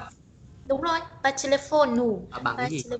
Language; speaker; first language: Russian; non-native, fluent; Vietnamese